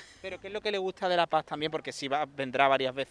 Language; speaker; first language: Spanish; native; Spanish